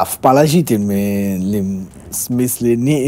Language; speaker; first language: Russian; non-native, fluent; Italian